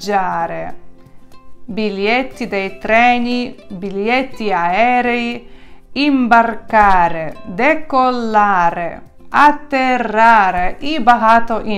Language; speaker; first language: Italian; non-native, fluent; Ukrainian